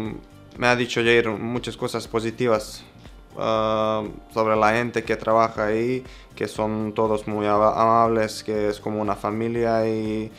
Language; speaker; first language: Spanish; non-native, fluent; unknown